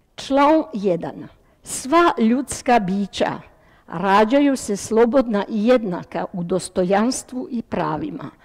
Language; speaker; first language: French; early bilingual, other home language; Croatian